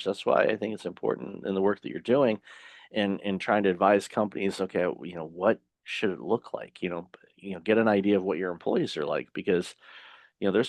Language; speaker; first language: English; native; English